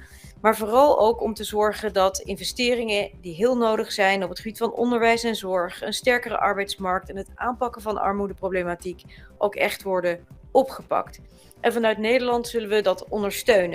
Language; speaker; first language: Dutch; native; Dutch